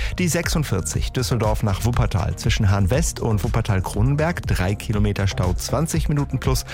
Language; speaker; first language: German; native; German